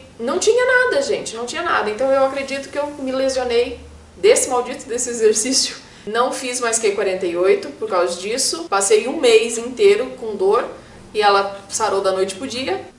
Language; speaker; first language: Portuguese; native; Portuguese